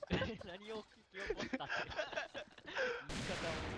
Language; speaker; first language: Japanese; native; Japanese